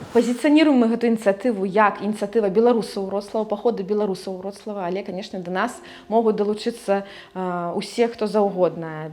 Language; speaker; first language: Belarusian; non-native, local second language; Russian